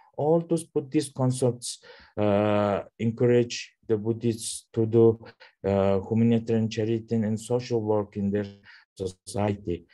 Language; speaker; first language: English; non-native, learner; Mongolian